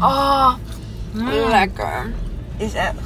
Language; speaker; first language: Dutch; non-native, learner; Italian